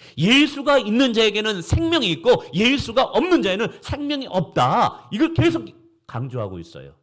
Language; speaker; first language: Korean; native; Korean